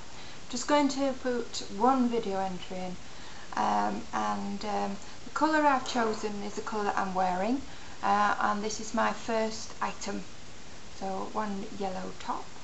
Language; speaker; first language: English; native; English